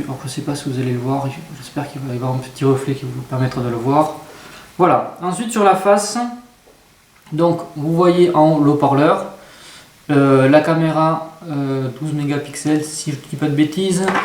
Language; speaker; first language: French; native; French